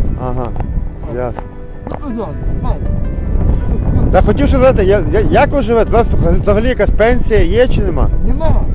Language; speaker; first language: Ukrainian; native; Ukrainian